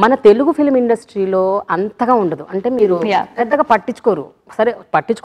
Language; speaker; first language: Telugu; native; Telugu